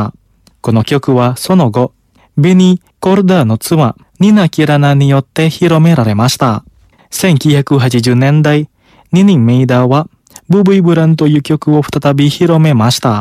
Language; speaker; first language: Japanese; non-native, fluent; Indonesian